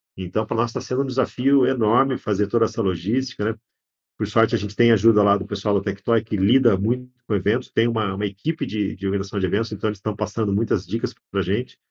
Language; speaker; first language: Portuguese; native; Portuguese